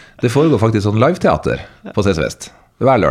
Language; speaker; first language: Norwegian; native; Norwegian